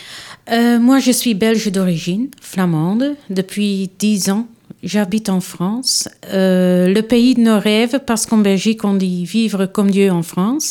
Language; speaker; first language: French; non-native, local second language; Dutch